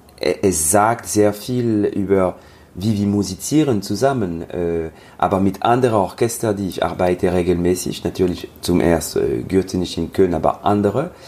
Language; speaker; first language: German; non-native, learner; French